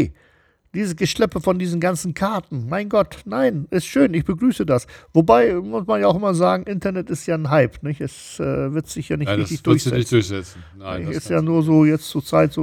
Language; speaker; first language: German; native; German